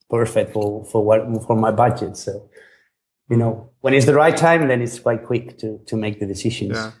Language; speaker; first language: English; non-native, fluent; Spanish